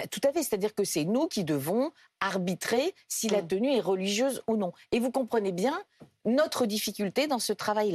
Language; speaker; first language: French; native; French